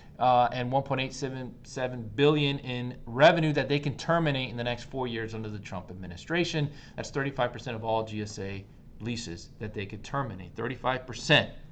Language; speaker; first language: English; native; English